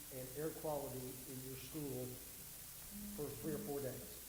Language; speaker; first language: English; native; English